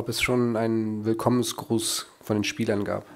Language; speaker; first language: German; native; German